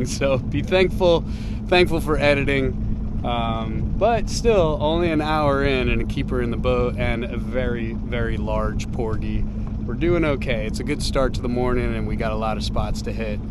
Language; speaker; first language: English; native; English